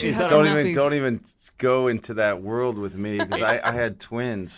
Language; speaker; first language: English; native; English